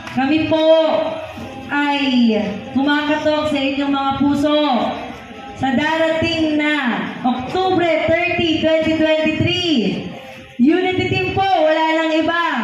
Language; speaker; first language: Filipino; native; Filipino